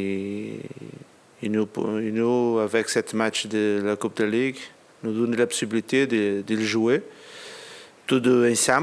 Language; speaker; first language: French; non-native, learner; Portuguese